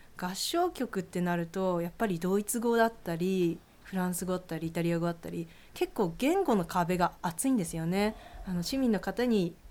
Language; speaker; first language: Japanese; native; Japanese